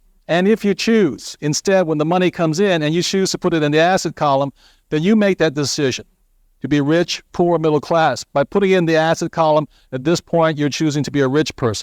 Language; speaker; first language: English; native; English